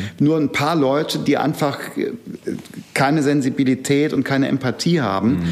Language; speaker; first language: German; native; German